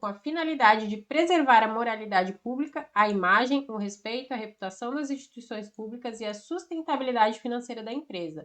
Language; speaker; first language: Portuguese; native; Portuguese